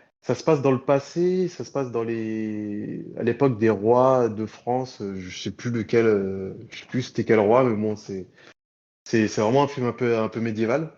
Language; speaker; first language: French; native; French